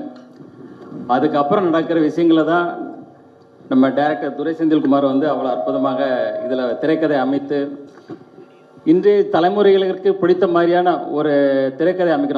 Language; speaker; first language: Tamil; native; Tamil